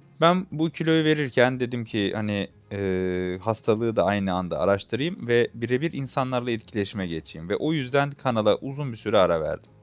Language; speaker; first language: Turkish; native; Turkish